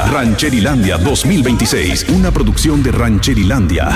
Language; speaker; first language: Spanish; native; Spanish